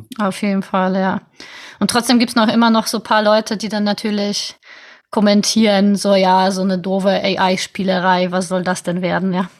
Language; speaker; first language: German; non-native, fluent; Polish